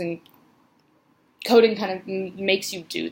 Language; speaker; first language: English; native; English